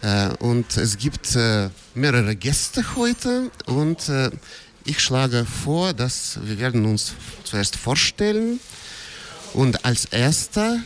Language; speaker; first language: German; non-native, fluent; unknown